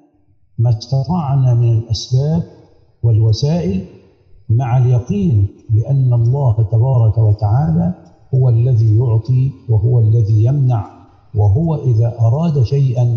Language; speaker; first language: Arabic; native; Arabic